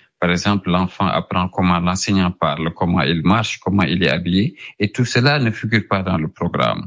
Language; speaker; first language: French; non-native, local second language; Wolof